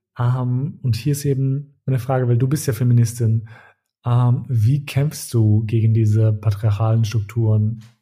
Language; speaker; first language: German; early bilingual, other home language; Albanian